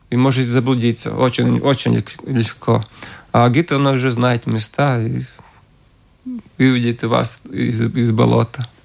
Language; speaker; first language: Russian; non-native, local second language; Latvian